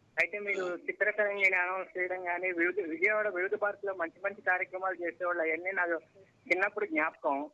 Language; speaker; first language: Telugu; native; Telugu